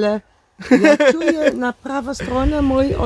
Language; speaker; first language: Polish; non-native, learner; Dutch